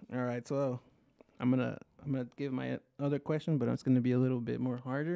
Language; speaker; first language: English; early bilingual, other home language; Spanish